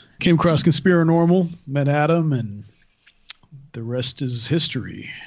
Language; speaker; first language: English; native; English